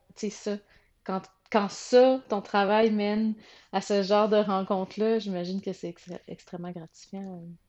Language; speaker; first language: French; native; French